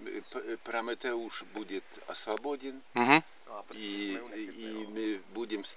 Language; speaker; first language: Russian; non-native, learner; Polish